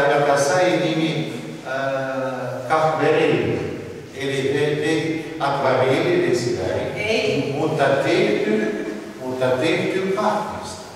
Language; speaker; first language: Finnish; non-native, learner; Russian